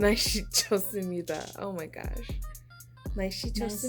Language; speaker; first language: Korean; non-native, learner; English